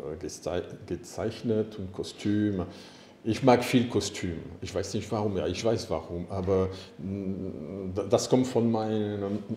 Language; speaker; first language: German; non-native, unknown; French